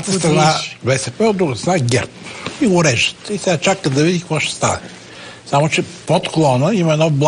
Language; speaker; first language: Bulgarian; native; Bulgarian